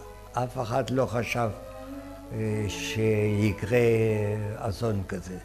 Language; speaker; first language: Hebrew; non-native, fluent; German